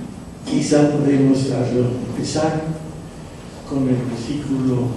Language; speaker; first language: Spanish; non-native, fluent; English